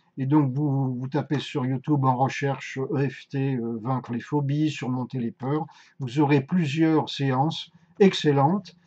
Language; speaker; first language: French; native; French